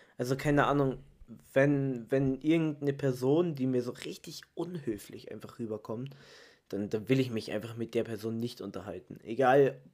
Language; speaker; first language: German; early bilingual, other home language; Italian